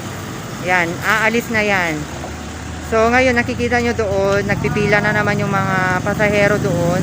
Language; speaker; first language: Filipino; native; Filipino